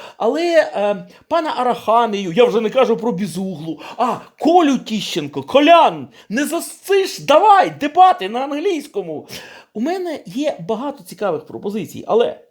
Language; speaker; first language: Ukrainian; non-native, local second language; Russian